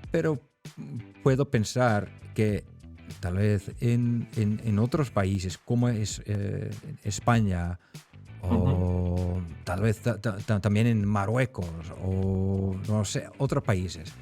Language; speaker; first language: Spanish; non-native, fluent; Dutch